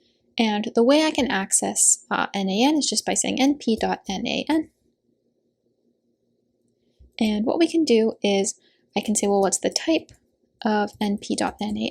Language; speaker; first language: English; native; English